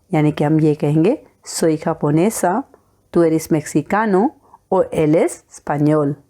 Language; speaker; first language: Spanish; non-native, fluent; Hindi